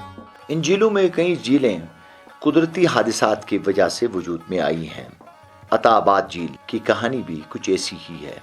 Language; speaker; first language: Urdu; native; Urdu